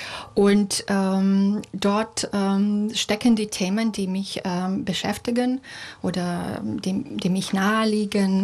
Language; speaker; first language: German; non-native, fluent; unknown